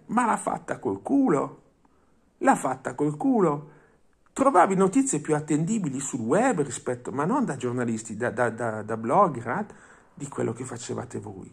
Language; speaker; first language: Italian; non-native, fluent; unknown